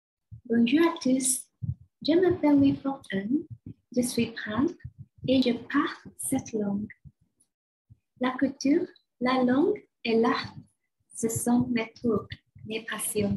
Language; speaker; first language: French; non-native, learner; Chinese